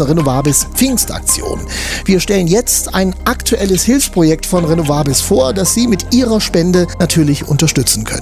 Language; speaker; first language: German; native; German